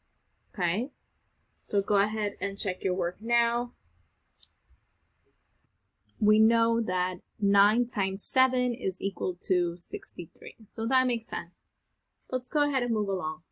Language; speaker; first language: English; native; English